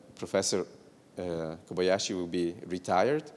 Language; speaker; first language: English; non-native, fluent; Bulgarian